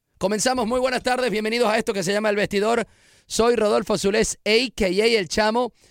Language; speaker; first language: Spanish; native; Spanish